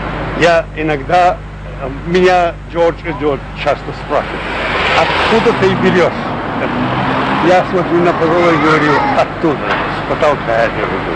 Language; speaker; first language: Russian; non-native, local second language; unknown